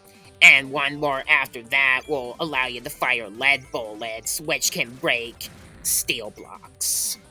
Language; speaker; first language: English; native; English